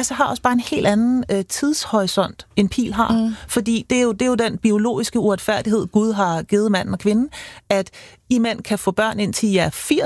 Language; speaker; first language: Danish; native; Danish